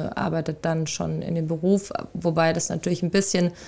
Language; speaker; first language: German; native; German